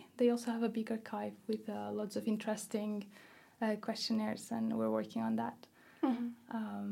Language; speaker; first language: English; non-native, fluent; Spanish